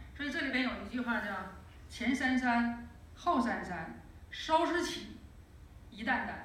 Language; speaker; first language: Chinese; native; Chinese